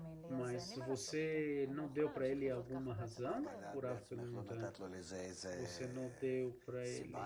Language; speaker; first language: Portuguese; non-native, fluent; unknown